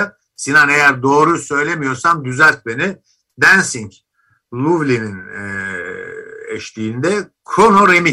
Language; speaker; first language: Turkish; native; Turkish